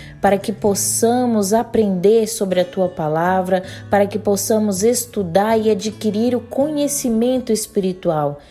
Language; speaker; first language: Portuguese; native; Portuguese